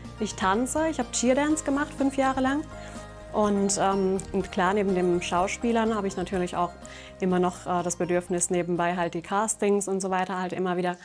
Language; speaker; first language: German; native; German